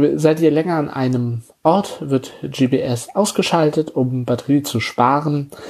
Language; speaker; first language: German; native; German